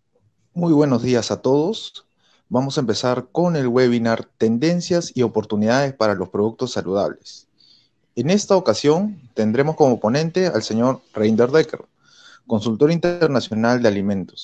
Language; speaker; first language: Spanish; native; Spanish